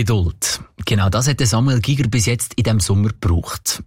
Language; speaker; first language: German; native; German